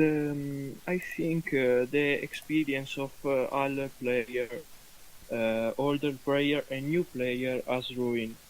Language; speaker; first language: English; non-native, learner; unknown